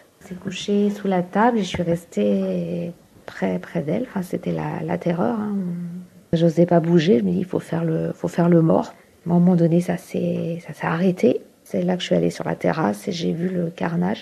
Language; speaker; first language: French; native; French